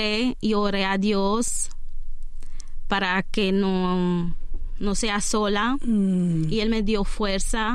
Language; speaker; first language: Spanish; non-native, learner; Romanian